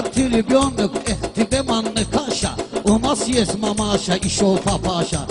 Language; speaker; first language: Russian; non-native, learner; Talysh